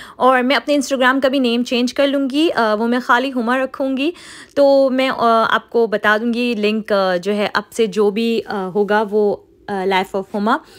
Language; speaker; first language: Urdu; native; Urdu